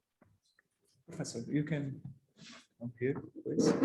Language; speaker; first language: English; non-native, fluent; Portuguese